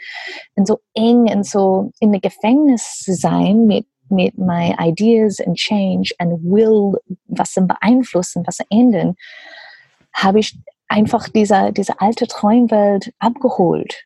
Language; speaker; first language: German; non-native, learner; English